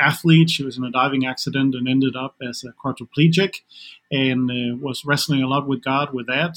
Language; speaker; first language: English; non-native, fluent; Danish